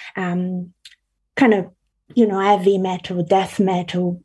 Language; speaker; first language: English; early bilingual, other home language; Italian